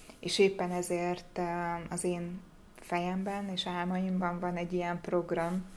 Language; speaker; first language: Hungarian; native; Hungarian